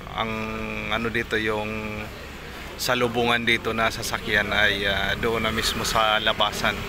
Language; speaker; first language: Filipino; non-native, local second language; Bikol